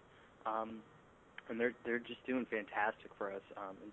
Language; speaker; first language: English; native; English